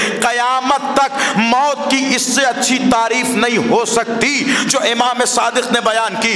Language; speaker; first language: Urdu; native; Urdu